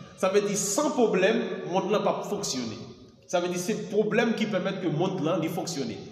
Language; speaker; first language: French; non-native, local second language; Haitian Creole